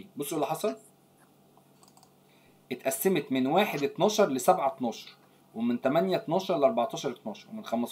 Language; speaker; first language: Arabic; native; Arabic